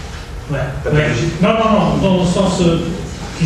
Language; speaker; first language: French; non-native, fluent; Portuguese